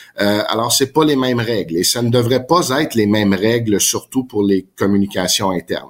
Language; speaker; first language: French; non-native, local second language; English